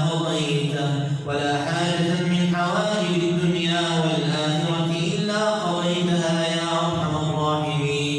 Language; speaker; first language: Arabic; native; Arabic